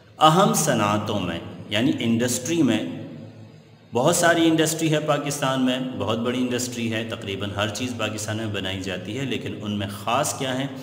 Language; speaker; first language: Urdu; native; Urdu